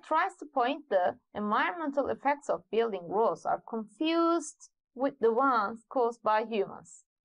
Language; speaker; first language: English; non-native, fluent; Turkish